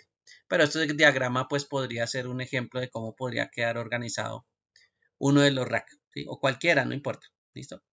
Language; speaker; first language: Spanish; native; Spanish